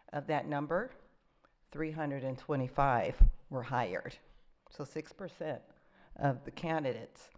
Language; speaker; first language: English; native; English